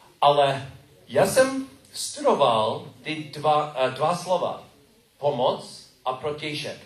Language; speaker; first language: Czech; non-native, learner; English